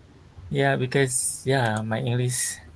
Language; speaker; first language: English; non-native, learner; Sundanese